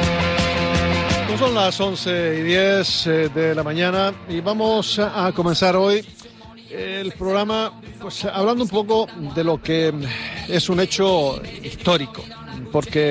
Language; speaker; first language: Spanish; native; Spanish